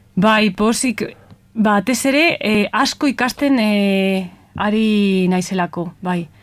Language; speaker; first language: Basque; non-native, local second language; Spanish